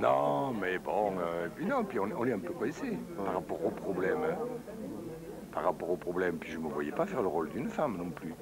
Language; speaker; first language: French; native; French